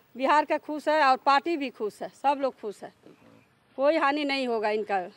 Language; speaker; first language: Hindi; native; Hindi